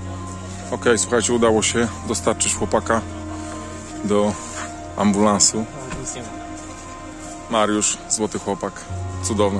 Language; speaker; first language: Polish; native; Polish